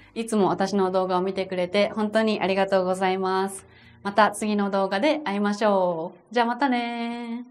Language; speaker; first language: Japanese; native; Japanese